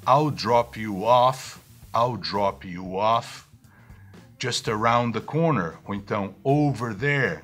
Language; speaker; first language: English; non-native, fluent; Portuguese